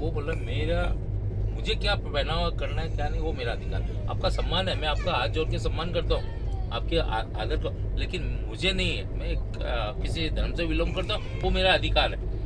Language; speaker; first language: Hindi; native; Hindi